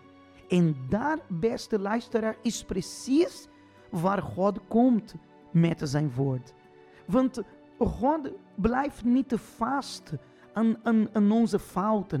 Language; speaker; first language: Dutch; non-native, fluent; Portuguese